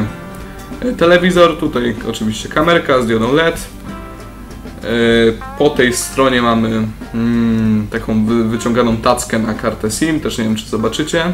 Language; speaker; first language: Polish; native; Polish